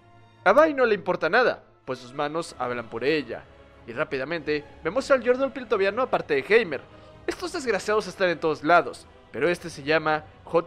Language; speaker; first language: Spanish; native; Spanish